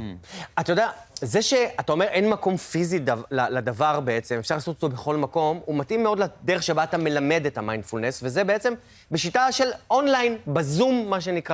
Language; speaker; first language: Hebrew; native; Hebrew